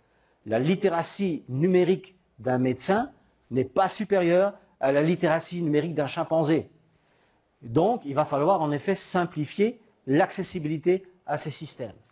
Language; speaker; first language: French; native; French